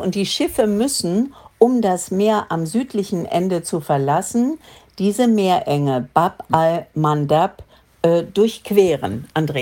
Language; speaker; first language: German; native; German